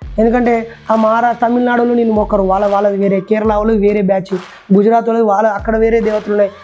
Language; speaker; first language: Telugu; native; Telugu